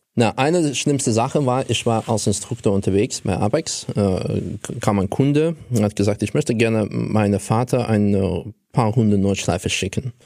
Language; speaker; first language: German; non-native, fluent; Russian